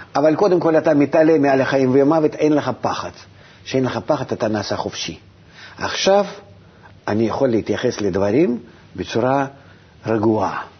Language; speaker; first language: Hebrew; non-native, fluent; Russian